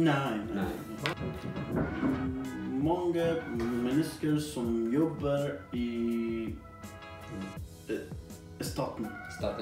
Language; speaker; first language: Norwegian; non-native, learner; Persian